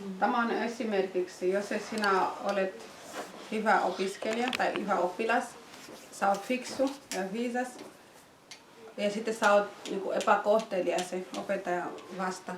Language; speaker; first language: Finnish; non-native, fluent; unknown